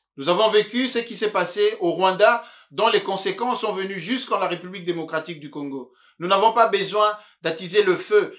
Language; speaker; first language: French; non-native, local second language; Luba-Lulua